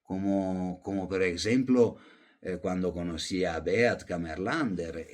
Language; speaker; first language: Spanish; non-native, fluent; Italian